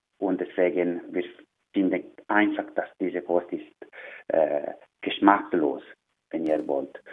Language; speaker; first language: German; non-native, learner; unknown